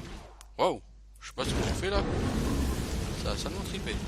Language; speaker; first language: French; native; French